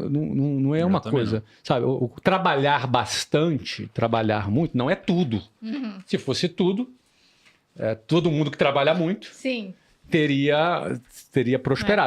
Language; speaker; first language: Portuguese; native; Portuguese